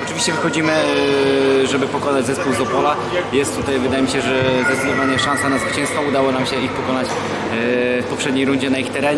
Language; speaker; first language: Polish; native; Polish